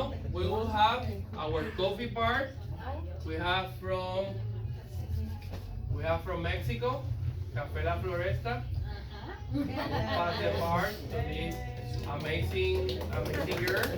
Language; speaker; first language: English; non-native, learner; Spanish